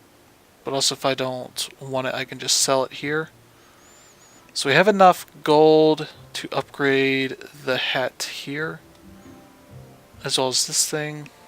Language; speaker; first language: English; native; English